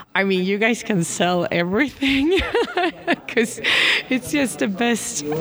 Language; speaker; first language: English; non-native, fluent; Swedish